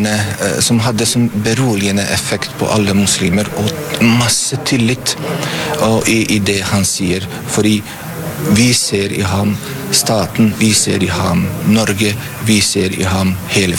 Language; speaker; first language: Norwegian; non-native, fluent; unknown